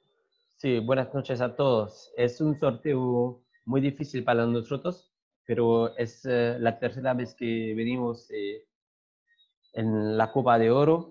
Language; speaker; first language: Spanish; non-native, learner; French